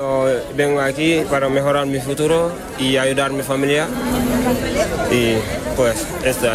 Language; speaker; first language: Spanish; non-native, learner; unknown